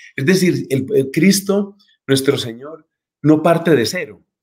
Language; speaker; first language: Spanish; native; Spanish